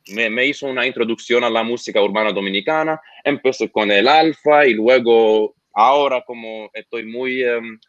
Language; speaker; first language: Spanish; non-native, fluent; Arabic